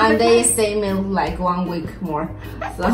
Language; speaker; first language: English; non-native, learner; Spanish